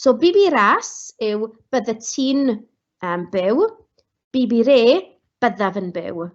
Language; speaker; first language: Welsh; non-native, local second language; English